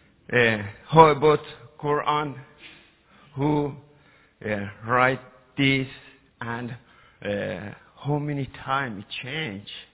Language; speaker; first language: English; non-native, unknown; Persian